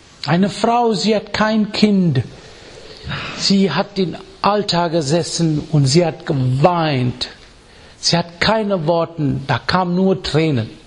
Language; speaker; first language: German; non-native, fluent; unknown